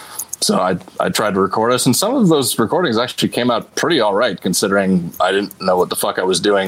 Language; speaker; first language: English; native; English